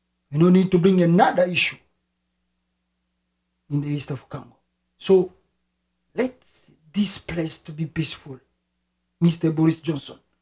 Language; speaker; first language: English; non-native, fluent; Lingala